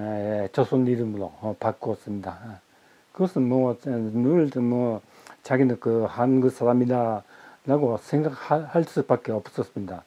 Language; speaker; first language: Korean; early bilingual, heritage; Japanese